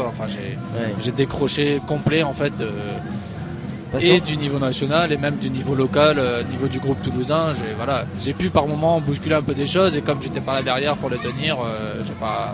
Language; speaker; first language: French; native; French